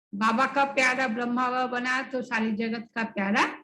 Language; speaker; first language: Hindi; non-native, local second language; Bangla